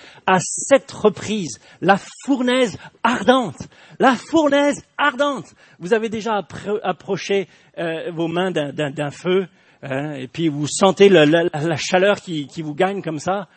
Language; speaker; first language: French; native; French